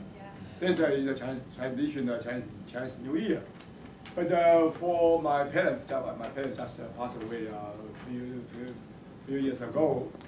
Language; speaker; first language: English; non-native, learner; Chinese